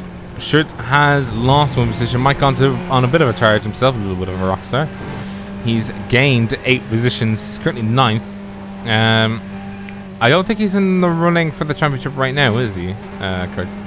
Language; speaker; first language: English; native; English